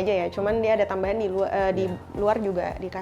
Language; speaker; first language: Indonesian; native; Indonesian